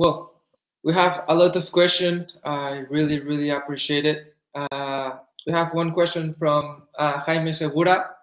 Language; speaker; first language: English; non-native, fluent; Spanish